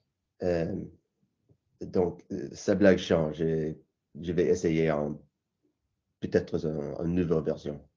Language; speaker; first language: French; non-native, learner; English